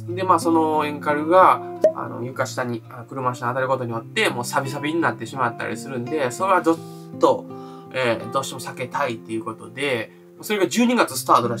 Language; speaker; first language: Japanese; native; Japanese